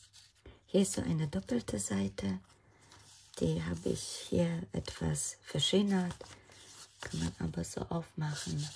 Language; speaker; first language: German; non-native, fluent; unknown